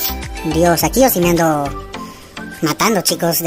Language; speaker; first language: Spanish; native; Spanish